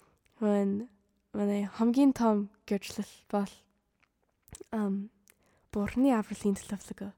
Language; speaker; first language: Mongolian; non-native, fluent; English